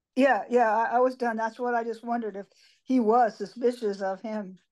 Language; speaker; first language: English; native; English